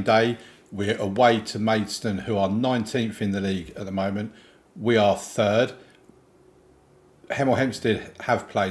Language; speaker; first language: English; native; English